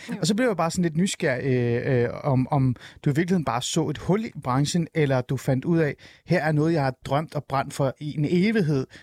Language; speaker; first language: Danish; early bilingual, other home language; Persian